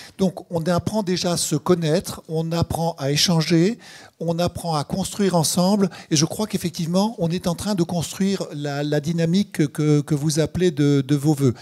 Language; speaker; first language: French; native; French